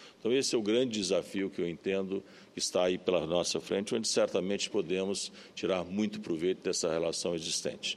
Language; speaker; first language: Portuguese; native; Portuguese